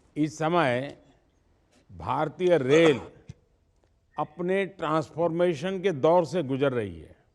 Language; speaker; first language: Hindi; non-native, local second language; Gujarati